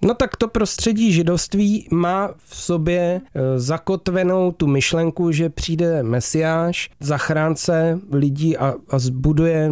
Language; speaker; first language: Czech; native; Czech